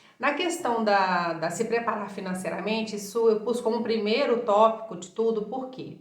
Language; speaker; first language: Portuguese; native; Portuguese